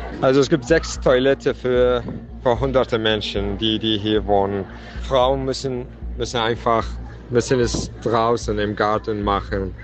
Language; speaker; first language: German; non-native, fluent; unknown